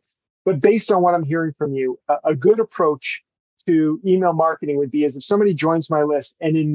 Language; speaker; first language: English; native; English